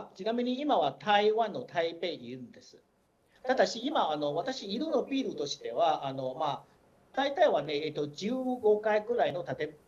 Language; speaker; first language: Japanese; non-native, learner; Chinese